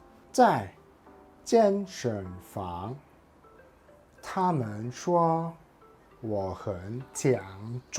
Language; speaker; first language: Chinese; non-native, learner; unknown